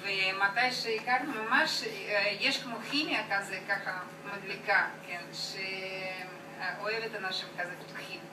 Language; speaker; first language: Hebrew; non-native, learner; Russian